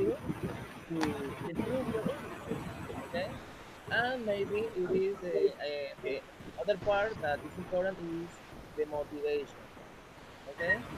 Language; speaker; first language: English; non-native, fluent; Spanish